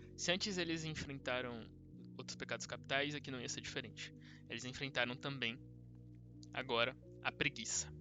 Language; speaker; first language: Portuguese; native; Portuguese